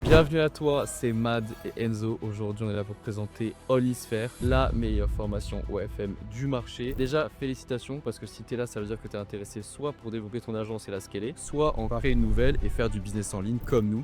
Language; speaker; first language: French; native; French